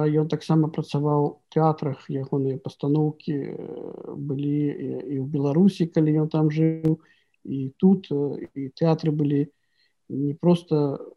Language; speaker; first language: Belarusian; native; Belarusian